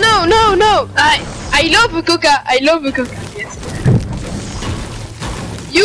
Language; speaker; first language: English; non-native, learner; French